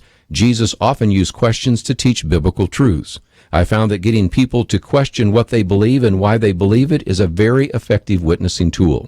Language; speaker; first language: English; native; English